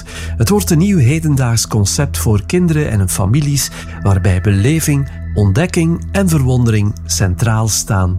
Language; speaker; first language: Dutch; native; Dutch